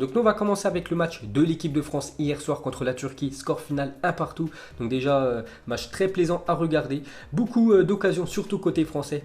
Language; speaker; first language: French; native; French